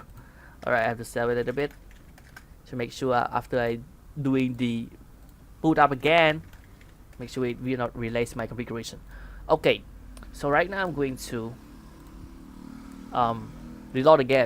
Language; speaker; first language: English; non-native, fluent; Khmer